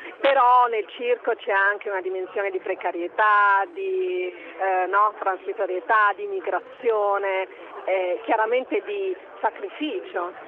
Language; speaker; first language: Italian; native; Italian